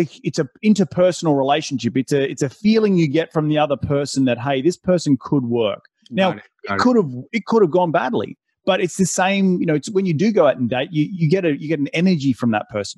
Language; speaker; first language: English; native; English